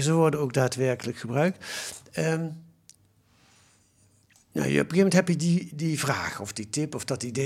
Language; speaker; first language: Dutch; native; Dutch